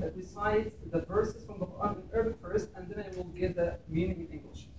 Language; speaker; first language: English; non-native, fluent; Arabic